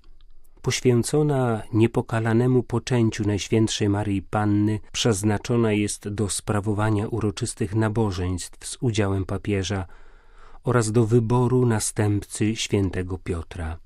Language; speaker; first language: Polish; native; Polish